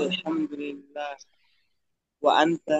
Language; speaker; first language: Arabic; non-native, learner; Bangla